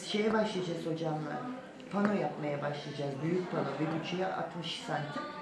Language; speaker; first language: Turkish; native; Turkish